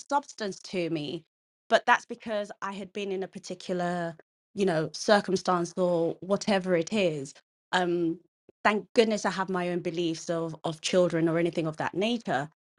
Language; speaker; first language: English; non-native, local second language; Kikuyu